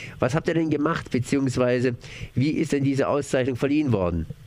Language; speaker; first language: German; native; German